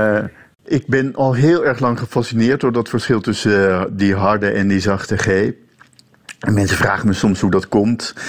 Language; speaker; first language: Dutch; native; Dutch